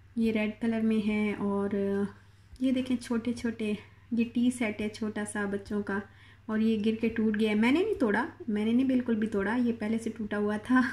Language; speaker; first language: Urdu; non-native, local second language; Saraiki